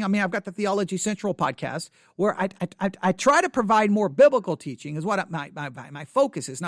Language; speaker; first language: English; native; English